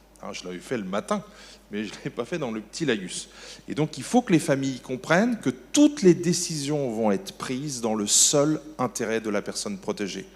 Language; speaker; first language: French; native; French